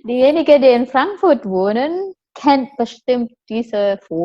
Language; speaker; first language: German; non-native, fluent; Indonesian